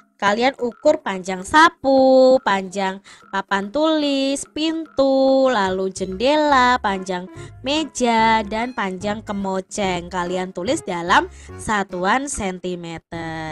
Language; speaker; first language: Indonesian; native; Indonesian